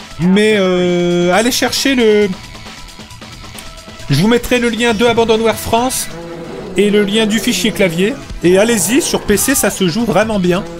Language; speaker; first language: French; native; French